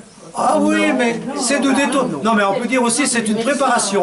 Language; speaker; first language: French; native; French